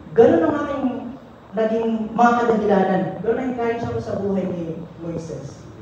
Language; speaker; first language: Filipino; non-native, local second language; Cebuano